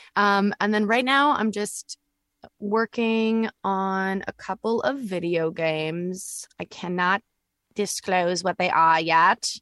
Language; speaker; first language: English; native; English